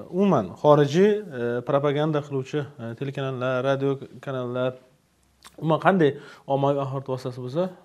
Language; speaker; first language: Uzbek; native; Uzbek